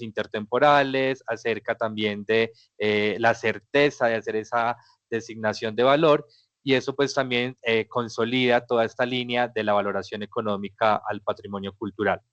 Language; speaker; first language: Spanish; native; Spanish